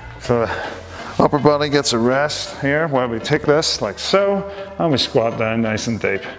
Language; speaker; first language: English; native; English